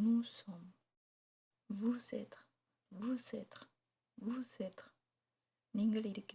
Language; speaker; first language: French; non-native, fluent; Tamil